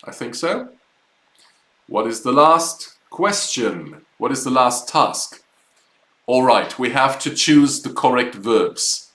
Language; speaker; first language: English; non-native, fluent; German